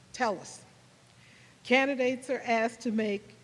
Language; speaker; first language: English; native; English